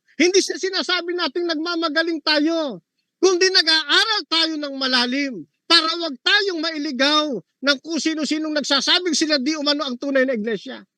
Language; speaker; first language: Filipino; native; Filipino